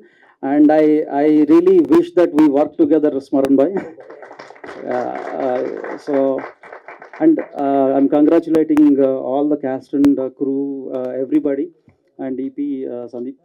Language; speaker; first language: Telugu; native; Telugu